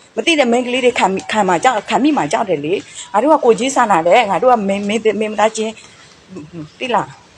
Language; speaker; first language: Burmese; non-native, local second language; Karen languages